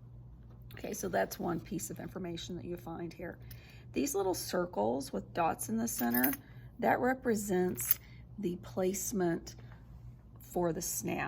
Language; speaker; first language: English; native; English